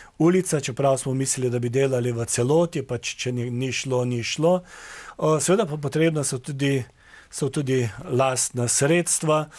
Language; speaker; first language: Slovenian; native; Slovenian